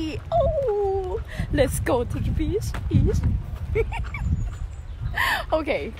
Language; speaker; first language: English; non-native, learner; Thai